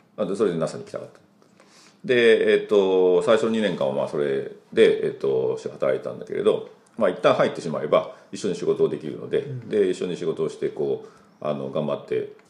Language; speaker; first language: Japanese; native; Japanese